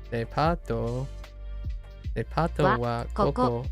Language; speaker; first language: Japanese; non-native, learner; English